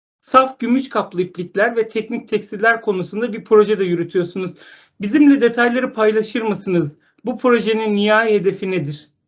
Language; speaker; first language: Turkish; native; Turkish